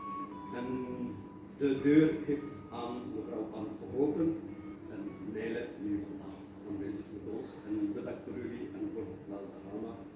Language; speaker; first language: Dutch; non-native, learner; Kurdish